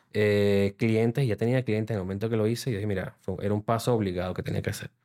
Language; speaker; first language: Spanish; native; Spanish